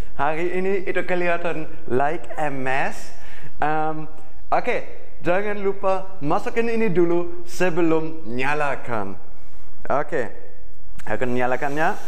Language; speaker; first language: Indonesian; non-native, fluent; German